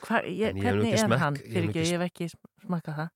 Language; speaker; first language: Icelandic; native; Icelandic